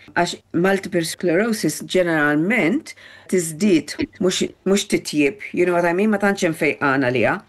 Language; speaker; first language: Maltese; early bilingual, heritage; Maltese